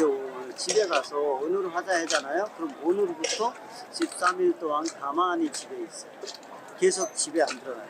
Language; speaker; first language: Korean; non-native, fluent; Hindi